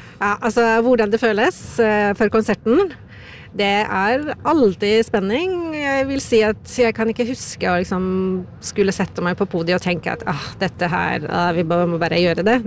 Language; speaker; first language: Norwegian; non-native, fluent; Polish